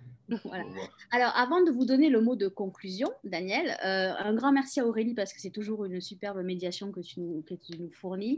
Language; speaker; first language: French; native; French